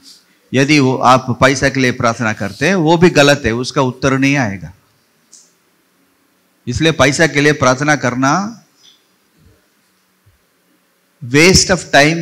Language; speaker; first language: Hindi; non-native, local second language; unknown